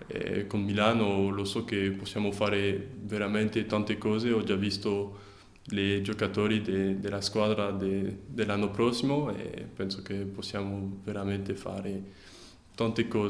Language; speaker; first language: Italian; non-native, fluent; French